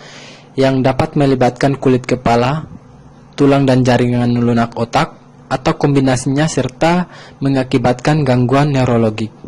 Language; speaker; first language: Indonesian; native; Indonesian